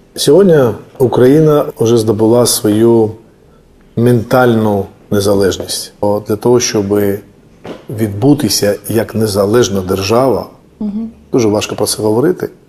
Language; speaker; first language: Ukrainian; non-native, fluent; Georgian